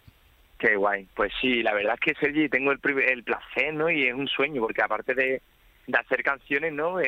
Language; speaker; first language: Spanish; native; Spanish